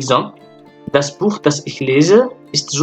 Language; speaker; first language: German; non-native, fluent; French